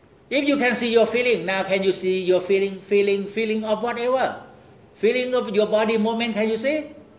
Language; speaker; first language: English; non-native, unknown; Thai